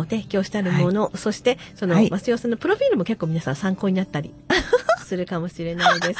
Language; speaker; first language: Japanese; native; Japanese